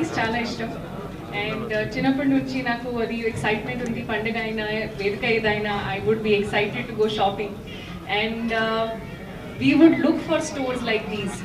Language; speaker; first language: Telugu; non-native, learner; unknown